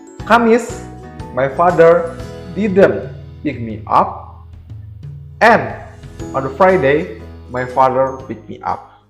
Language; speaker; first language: English; non-native, learner; Indonesian